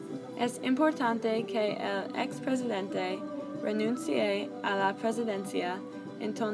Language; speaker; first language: Spanish; non-native, learner; English